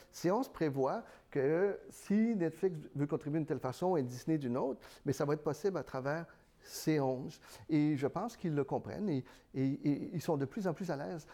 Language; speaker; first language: French; early bilingual, other home language; Spanish